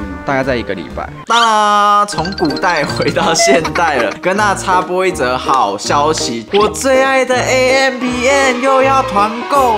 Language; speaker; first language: Chinese; native; Chinese